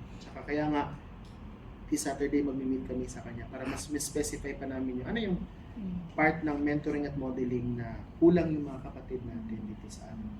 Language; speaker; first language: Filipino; non-native, local second language; Cebuano